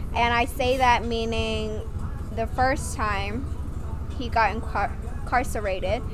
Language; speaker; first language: English; non-native, fluent; Vietnamese